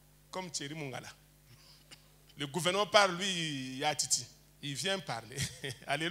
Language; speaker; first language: French; native; French